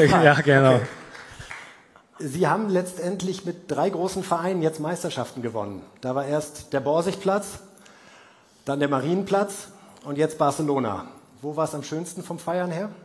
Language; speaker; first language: German; native; German